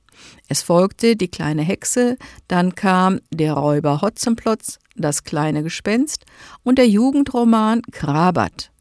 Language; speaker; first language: German; native; German